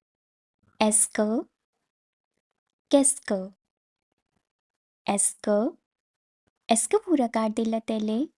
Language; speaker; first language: French; non-native, fluent; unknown